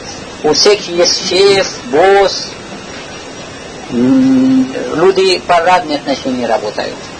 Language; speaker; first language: Russian; non-native, learner; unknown